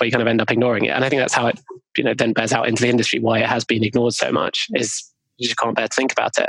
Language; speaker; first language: English; native; English